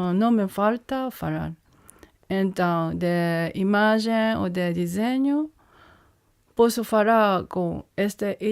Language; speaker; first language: Portuguese; non-native, learner; Japanese